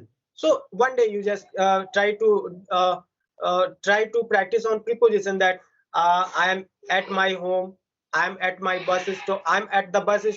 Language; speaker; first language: English; non-native, local second language; Hindi